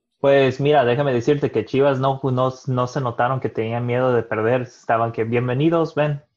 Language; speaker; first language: Spanish; early bilingual, heritage; Spanish